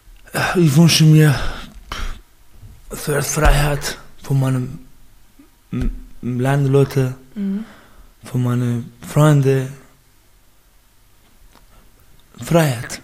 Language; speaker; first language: German; non-native, learner; Persian